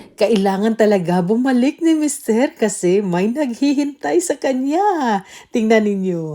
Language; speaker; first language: Filipino; native; Filipino